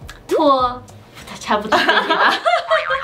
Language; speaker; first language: Korean; early bilingual, heritage; Korean